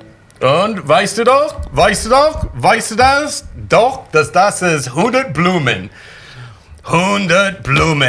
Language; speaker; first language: German; non-native, fluent; English